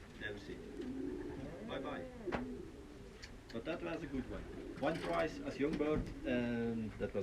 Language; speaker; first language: English; non-native, learner; Dutch